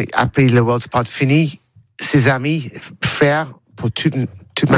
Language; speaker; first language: French; non-native, learner; English